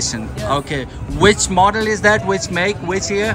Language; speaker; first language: English; non-native, fluent; Urdu